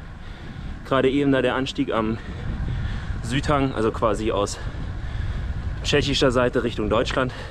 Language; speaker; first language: German; native; German